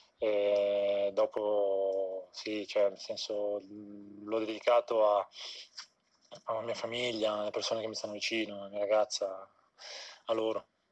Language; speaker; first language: Italian; native; Italian